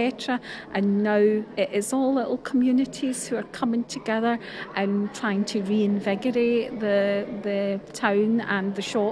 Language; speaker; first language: English; native; English